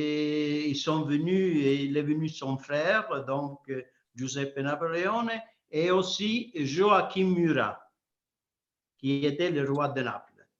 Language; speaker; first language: French; non-native, fluent; Italian